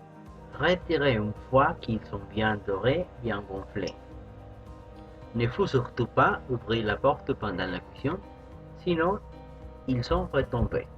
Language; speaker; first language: French; non-native, fluent; Spanish